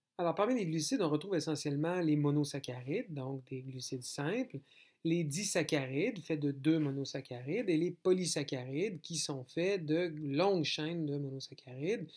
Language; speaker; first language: French; native; French